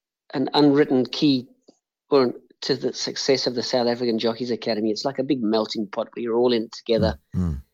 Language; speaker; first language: English; native; English